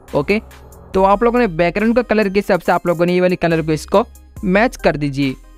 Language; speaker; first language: Hindi; non-native, local second language; Odia